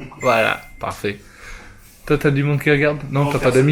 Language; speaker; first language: French; native; French